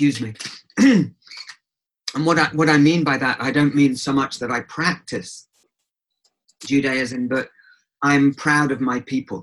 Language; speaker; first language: English; native; English